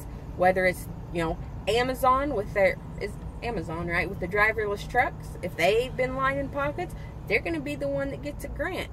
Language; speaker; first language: English; native; English